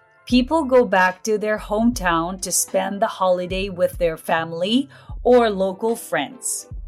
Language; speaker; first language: English; non-native, fluent; Japanese